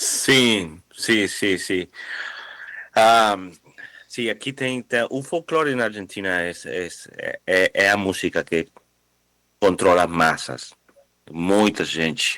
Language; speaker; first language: Portuguese; non-native, fluent; Spanish